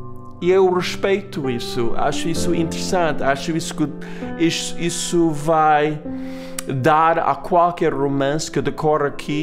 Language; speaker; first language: Portuguese; non-native, fluent; English